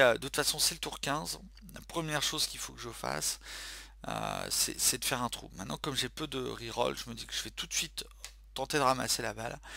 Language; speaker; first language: French; native; French